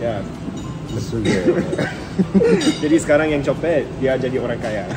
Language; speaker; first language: Indonesian; non-native, fluent; Japanese